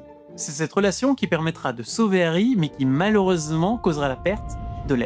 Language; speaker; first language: French; native; French